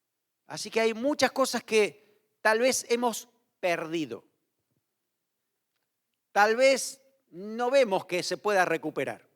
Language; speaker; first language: Spanish; native; Spanish